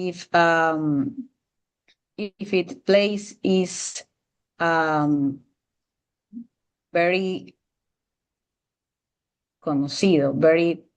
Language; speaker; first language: English; non-native, learner; Spanish